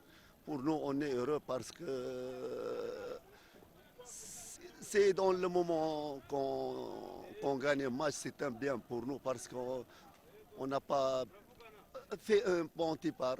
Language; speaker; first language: French; non-native, fluent; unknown